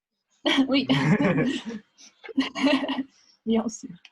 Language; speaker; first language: French; non-native, learner; Russian